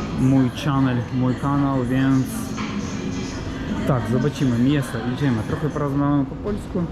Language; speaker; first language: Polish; non-native, learner; Ukrainian